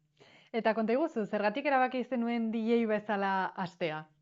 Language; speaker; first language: Basque; native; Basque